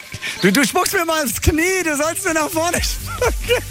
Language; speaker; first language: German; native; German